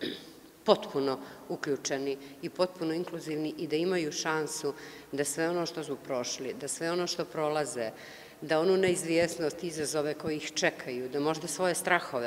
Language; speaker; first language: Serbian; native; Serbian